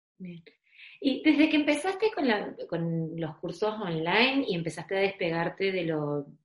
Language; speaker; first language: Spanish; native; Spanish